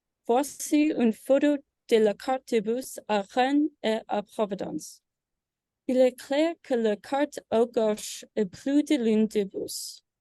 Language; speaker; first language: French; non-native, learner; English